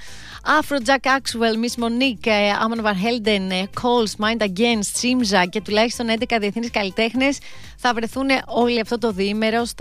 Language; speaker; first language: Greek; native; Greek